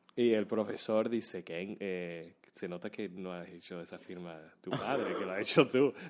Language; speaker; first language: Spanish; non-native, fluent; English